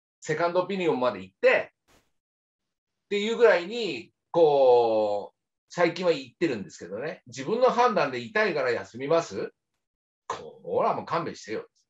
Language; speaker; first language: Japanese; native; Japanese